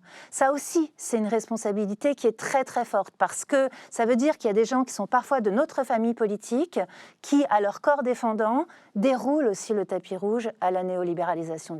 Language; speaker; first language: French; native; French